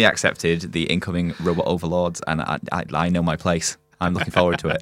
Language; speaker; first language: English; native; English